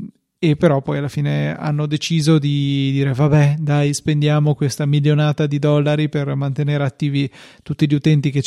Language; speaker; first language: Italian; native; Italian